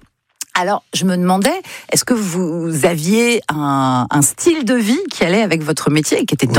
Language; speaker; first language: French; native; French